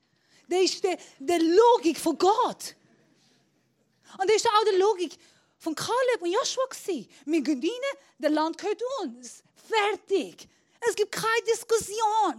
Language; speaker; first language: German; non-native, fluent; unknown